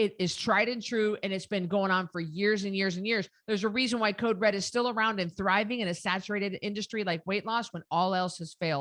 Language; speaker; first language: English; native; English